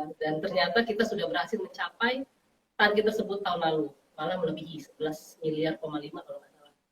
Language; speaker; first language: Indonesian; native; Indonesian